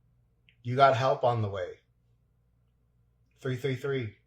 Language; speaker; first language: English; native; English